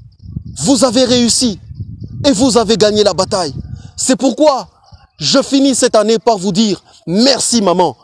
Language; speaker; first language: French; non-native, local second language; Swahili